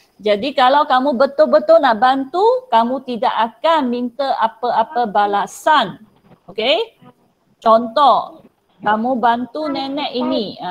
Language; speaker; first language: Malay; non-native, local second language; Chinese